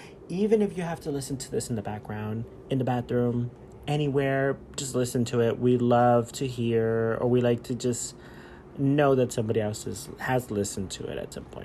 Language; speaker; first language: English; early bilingual, other home language; Spanish